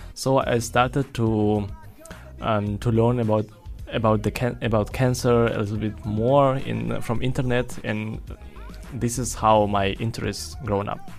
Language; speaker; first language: English; non-native, fluent; Russian